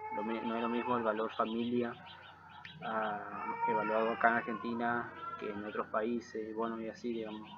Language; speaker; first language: Spanish; native; Spanish